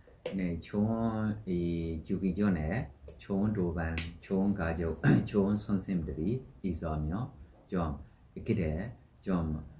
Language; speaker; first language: Korean; non-native, learner; Burmese